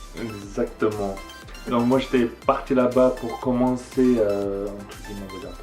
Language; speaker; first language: French; native; French